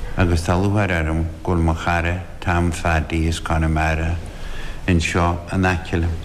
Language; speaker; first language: Irish; native; Irish